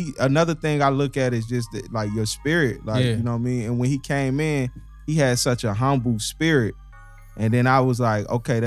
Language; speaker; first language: English; native; English